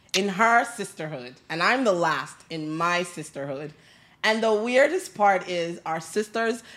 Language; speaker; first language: English; non-native, local second language; Yoruba